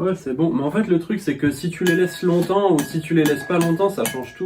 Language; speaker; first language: French; native; French